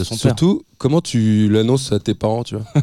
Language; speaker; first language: French; native; French